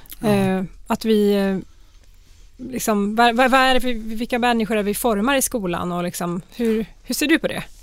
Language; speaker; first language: Swedish; native; Swedish